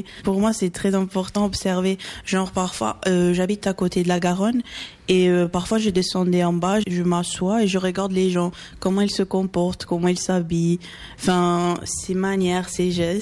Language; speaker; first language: French; non-native, fluent; Portuguese